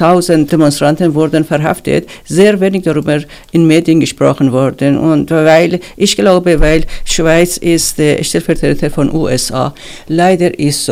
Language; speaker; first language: German; non-native, learner; Persian